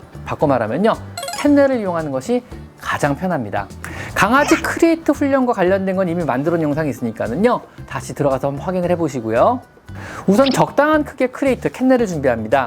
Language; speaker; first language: Korean; native; Korean